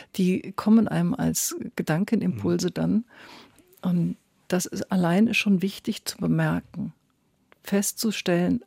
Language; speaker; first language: German; native; German